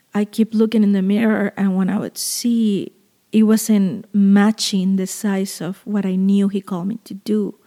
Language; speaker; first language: English; non-native, fluent; Spanish